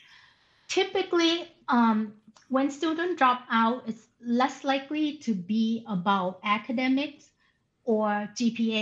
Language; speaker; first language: English; non-native, fluent; Thai